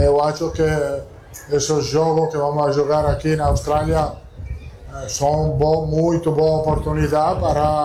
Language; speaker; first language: Portuguese; non-native, learner; Italian